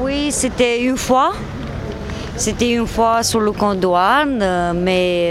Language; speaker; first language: French; non-native, learner; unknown